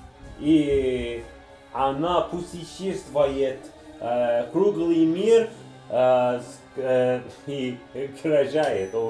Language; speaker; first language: Russian; non-native, learner; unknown